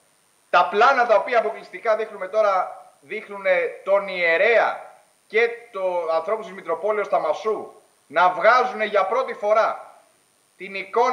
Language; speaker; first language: Greek; native; Greek